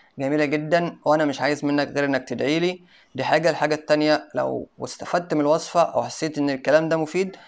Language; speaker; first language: Arabic; native; Arabic